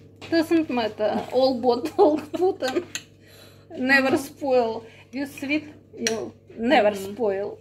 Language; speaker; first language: English; non-native, learner; Russian